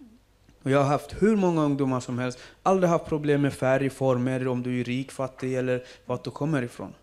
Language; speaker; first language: Swedish; non-native, fluent; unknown